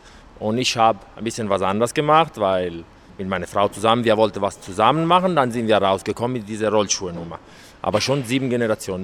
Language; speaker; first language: German; non-native, learner; Italian